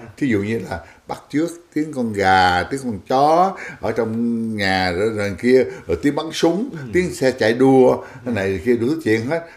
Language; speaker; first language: Vietnamese; native; Vietnamese